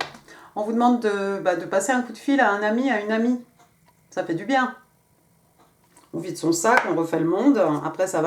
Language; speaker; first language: French; native; French